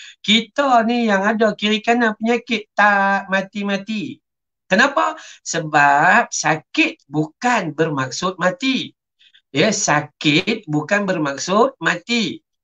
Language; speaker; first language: Malay; native; Malay